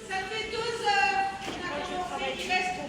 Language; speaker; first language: French; native; French